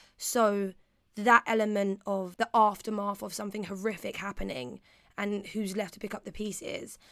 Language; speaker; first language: English; native; English